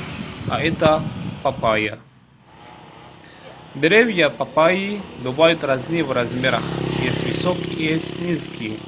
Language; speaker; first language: Russian; non-native, fluent; Javanese